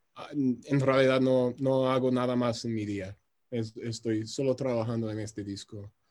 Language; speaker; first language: Spanish; non-native, fluent; English